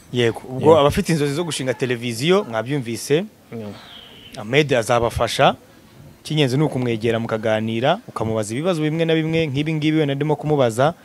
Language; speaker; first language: Kinyarwanda; native; Kinyarwanda